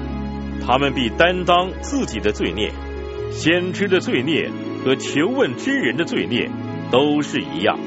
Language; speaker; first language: Chinese; native; Chinese